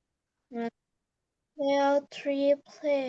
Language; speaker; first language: English; non-native, learner; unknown